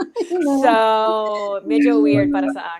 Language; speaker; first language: Filipino; early bilingual, heritage; English